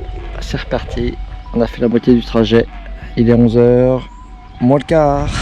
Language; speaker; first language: French; native; French